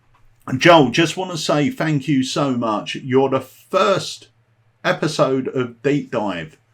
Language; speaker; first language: English; native; English